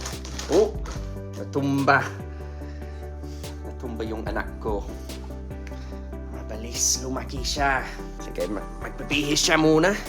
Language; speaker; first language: Filipino; non-native, learner; English